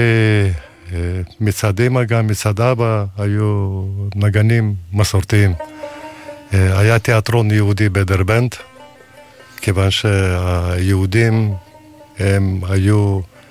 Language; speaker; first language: Hebrew; non-native, fluent; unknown